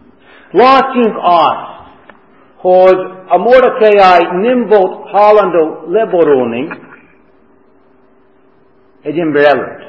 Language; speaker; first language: Hungarian; non-native, fluent; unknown